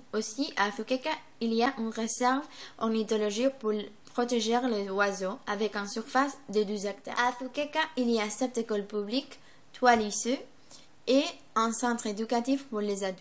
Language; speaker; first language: French; non-native, learner; Spanish